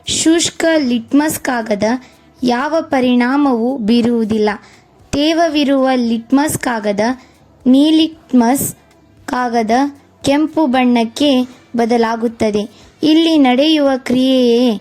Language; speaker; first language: Kannada; native; Kannada